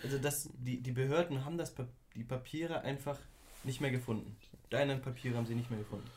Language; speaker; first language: German; native; German